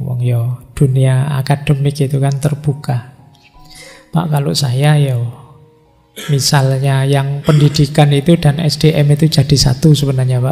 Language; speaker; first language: Indonesian; non-native, local second language; Javanese